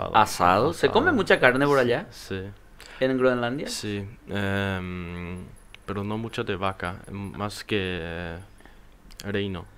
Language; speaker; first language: Spanish; non-native, learner; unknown